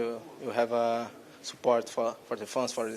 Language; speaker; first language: English; non-native, learner; Portuguese